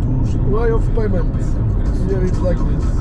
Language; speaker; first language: English; non-native, learner; Portuguese